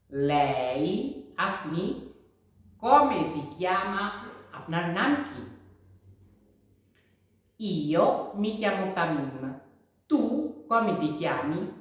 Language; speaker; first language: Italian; non-native, fluent; Bangla